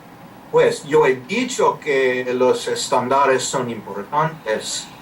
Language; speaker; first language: Spanish; non-native, fluent; English